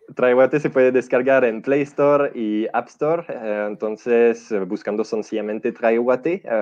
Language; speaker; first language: Spanish; non-native, fluent; French